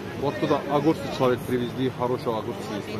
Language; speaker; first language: Russian; non-native, learner; Turkish